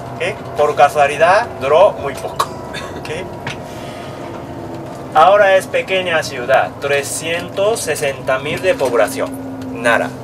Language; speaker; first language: Spanish; non-native, learner; Japanese